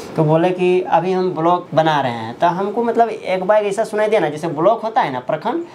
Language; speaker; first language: Hindi; native; Hindi